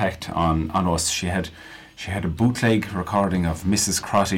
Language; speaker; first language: English; native; English